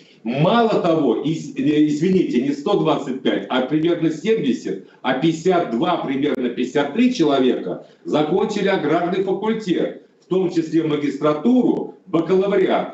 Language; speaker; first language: Russian; native; Russian